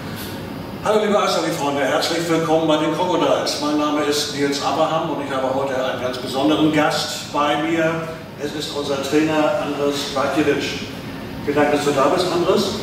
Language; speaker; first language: German; native; German